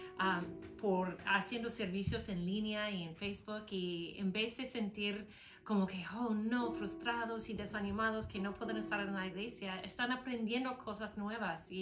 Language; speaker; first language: Spanish; non-native, fluent; English